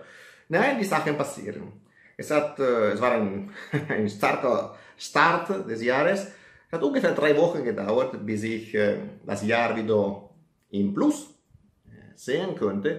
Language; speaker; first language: German; non-native, fluent; Italian